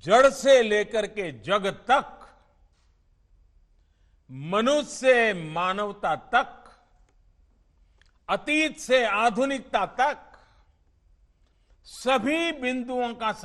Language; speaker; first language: Hindi; non-native, local second language; Gujarati